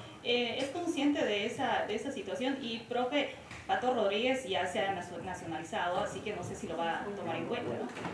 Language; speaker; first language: Spanish; native; Spanish